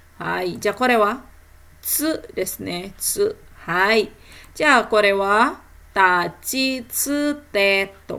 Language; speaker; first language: Japanese; non-native, fluent; Indonesian